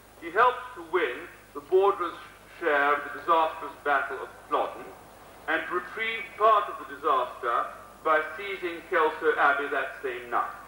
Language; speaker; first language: English; native; English